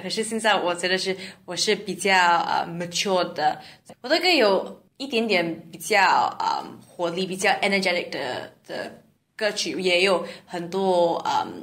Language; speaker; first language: Chinese; non-native, learner; English